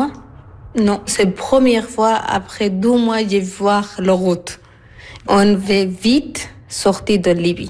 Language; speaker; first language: French; non-native, learner; Arabic